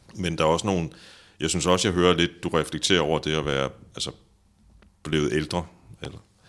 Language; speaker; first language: Danish; native; Danish